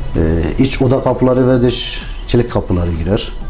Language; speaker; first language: Turkish; native; Turkish